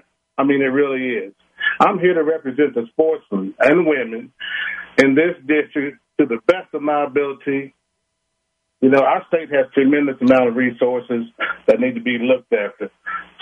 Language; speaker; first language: English; native; English